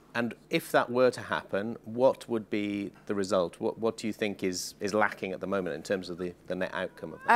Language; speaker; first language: English; native; English